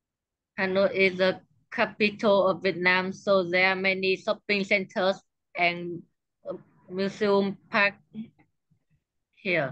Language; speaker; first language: English; non-native, learner; Vietnamese